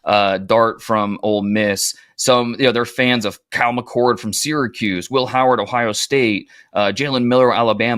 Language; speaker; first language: English; native; English